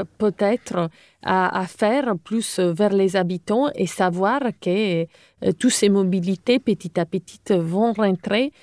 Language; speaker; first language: French; non-native, fluent; Italian